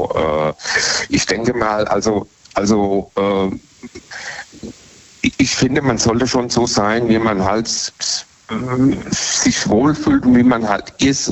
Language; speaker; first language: German; native; German